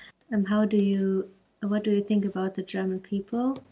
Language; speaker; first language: English; non-native, fluent; German